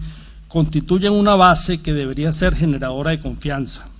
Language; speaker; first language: Spanish; native; Spanish